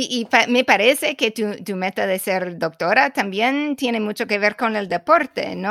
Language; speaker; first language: Spanish; non-native, fluent; English